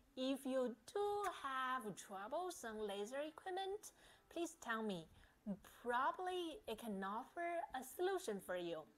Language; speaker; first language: English; non-native, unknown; Chinese